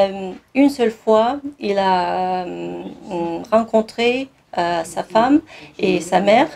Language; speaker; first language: French; non-native, fluent; Kazakh